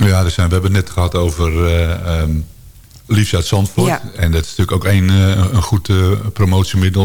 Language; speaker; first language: Dutch; native; Dutch